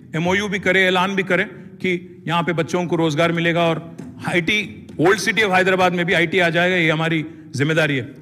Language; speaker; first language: Hindi; non-native, local second language; Telugu